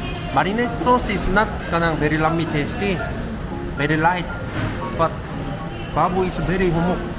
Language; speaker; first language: English; non-native, learner; Korean